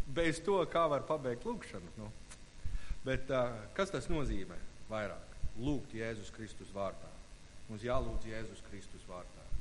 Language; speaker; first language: Latvian; non-native, fluent; English